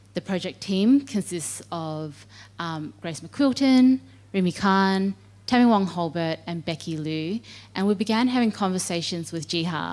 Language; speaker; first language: English; native; English